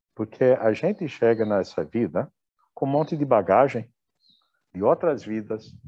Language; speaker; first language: Portuguese; non-native, fluent; English